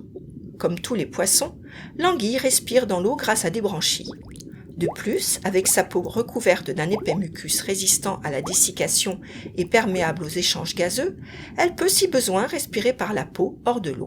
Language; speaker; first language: French; native; French